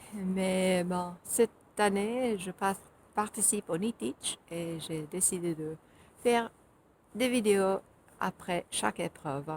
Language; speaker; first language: French; non-native, fluent; Finnish